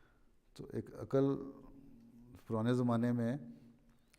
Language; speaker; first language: Urdu; native; Urdu